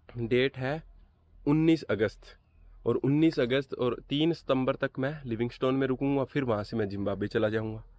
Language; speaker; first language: Hindi; native; Hindi